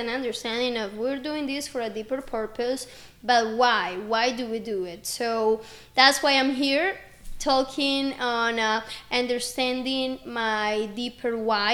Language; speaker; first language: English; non-native, fluent; Spanish